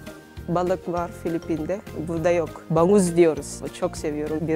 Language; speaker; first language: Turkish; non-native, learner; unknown